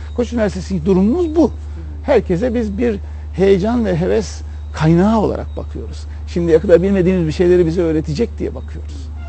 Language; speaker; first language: Turkish; native; Turkish